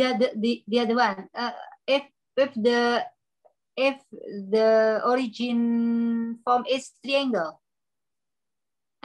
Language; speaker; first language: English; non-native, learner; Indonesian